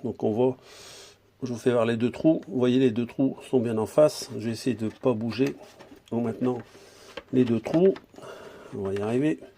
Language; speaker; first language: French; native; French